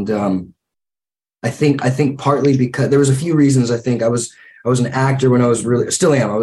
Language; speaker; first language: English; native; English